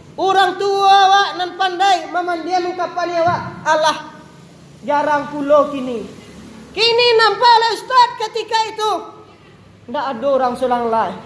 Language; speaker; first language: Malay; non-native, local second language; Minangkabau